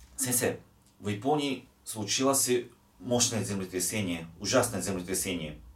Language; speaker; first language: Russian; non-native, fluent; Japanese